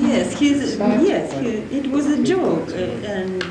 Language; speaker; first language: English; non-native, learner; Russian